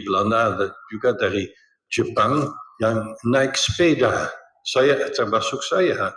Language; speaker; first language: Indonesian; non-native, fluent; Dutch